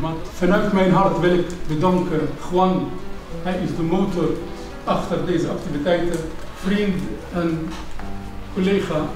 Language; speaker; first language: Dutch; non-native, learner; Arabic